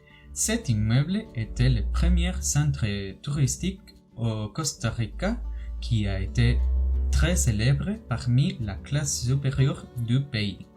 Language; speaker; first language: French; non-native, learner; Spanish